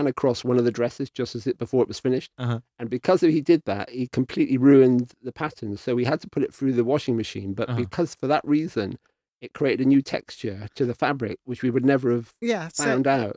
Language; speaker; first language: English; native; English